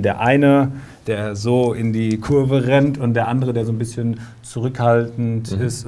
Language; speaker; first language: German; native; German